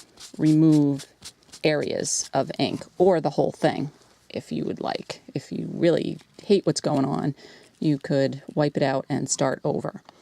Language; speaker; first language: English; native; English